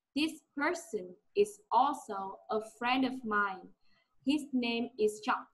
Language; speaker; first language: English; non-native, fluent; Vietnamese